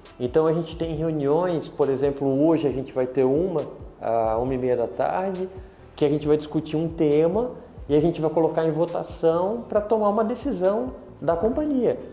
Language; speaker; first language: Portuguese; native; Portuguese